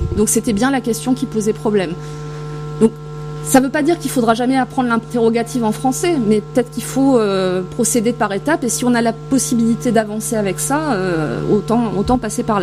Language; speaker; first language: French; native; French